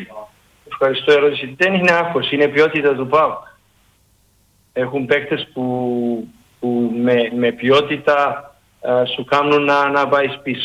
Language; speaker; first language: Greek; non-native, learner; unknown